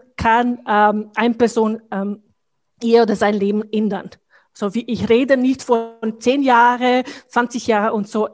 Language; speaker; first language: German; non-native, fluent; Bosnian